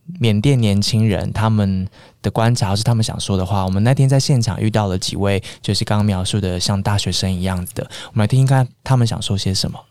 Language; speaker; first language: Chinese; native; Chinese